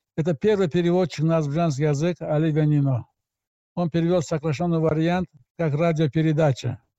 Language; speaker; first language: Russian; non-native, local second language; Azerbaijani